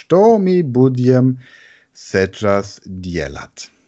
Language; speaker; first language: Russian; non-native, learner; German